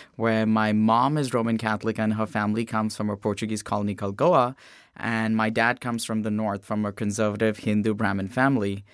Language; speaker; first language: English; non-native, local second language; Hindi